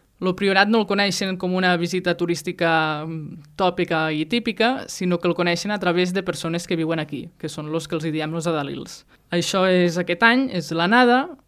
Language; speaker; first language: Catalan; native; Catalan